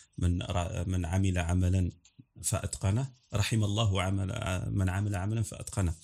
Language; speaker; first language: Dutch; early bilingual, other home language; Arabic